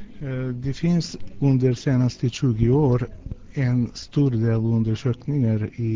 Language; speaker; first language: Swedish; non-native, fluent; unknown